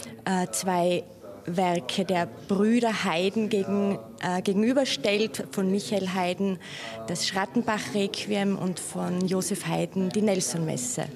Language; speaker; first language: German; native; German